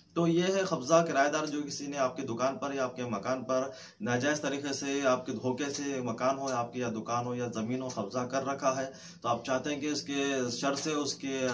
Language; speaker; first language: Urdu; native; Urdu